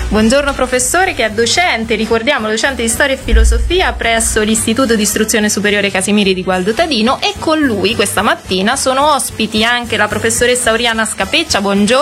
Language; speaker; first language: Italian; native; Italian